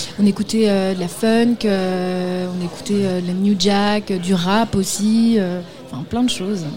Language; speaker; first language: French; early bilingual, other home language; Arabic